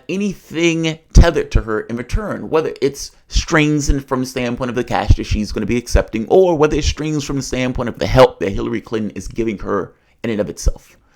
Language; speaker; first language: English; native; English